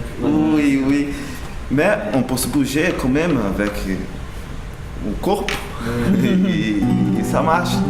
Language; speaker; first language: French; non-native, learner; Portuguese